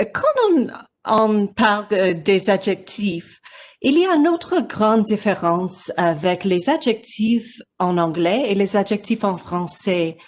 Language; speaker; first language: French; non-native, learner; English